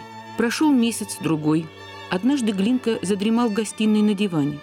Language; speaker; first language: Russian; native; Russian